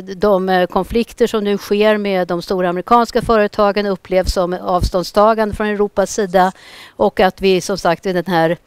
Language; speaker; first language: Swedish; native; Swedish